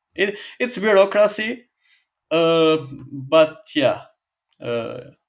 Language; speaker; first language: English; non-native, fluent; Arabic